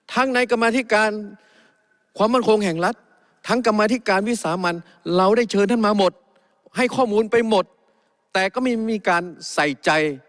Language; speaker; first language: Thai; native; Thai